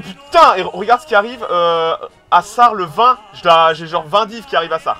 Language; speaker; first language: French; native; French